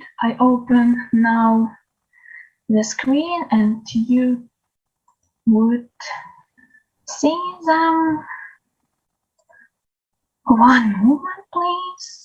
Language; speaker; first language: English; non-native, learner; Ukrainian